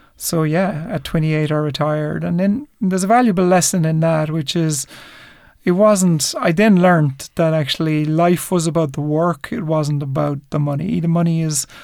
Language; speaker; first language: English; native; English